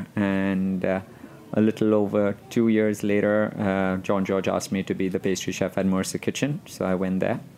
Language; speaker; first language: English; non-native, local second language; Gujarati